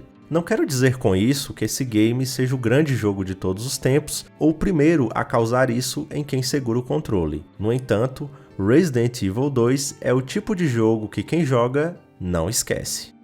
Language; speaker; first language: Portuguese; native; Portuguese